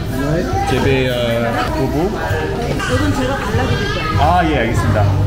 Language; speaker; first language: French; non-native, learner; Korean